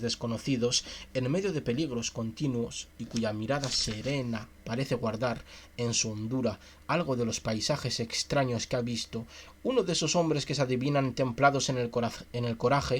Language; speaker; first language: Spanish; native; Spanish